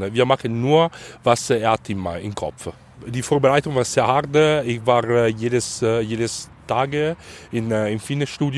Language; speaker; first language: German; non-native, learner; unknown